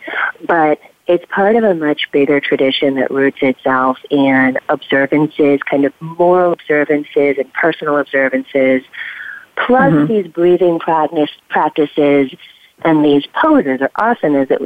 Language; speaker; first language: English; native; English